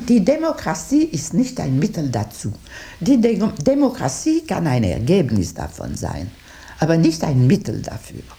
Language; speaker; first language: German; non-native, local second language; French